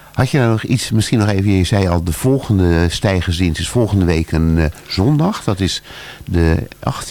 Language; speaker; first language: Dutch; native; Dutch